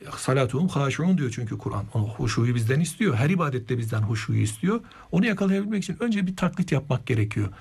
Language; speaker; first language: Turkish; native; Turkish